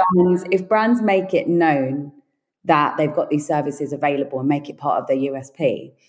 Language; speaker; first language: English; native; English